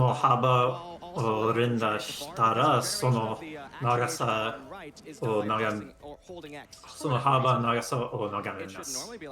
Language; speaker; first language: Japanese; non-native, learner; English